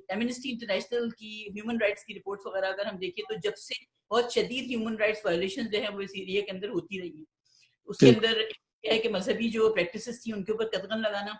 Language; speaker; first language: Urdu; native; Urdu